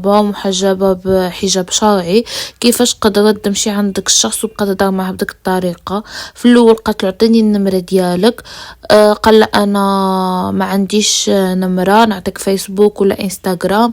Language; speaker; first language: Arabic; native; Arabic